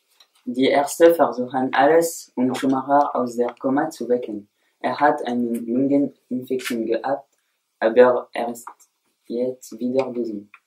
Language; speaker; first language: German; non-native, learner; French